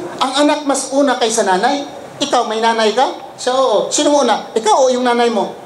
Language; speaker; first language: Filipino; non-native, local second language; Cebuano